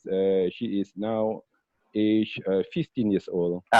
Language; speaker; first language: English; non-native, learner; Malay